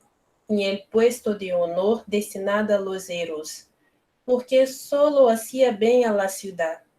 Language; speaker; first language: Spanish; non-native, learner; Portuguese